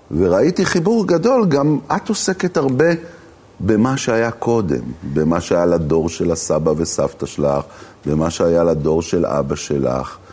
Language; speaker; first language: Hebrew; native; Hebrew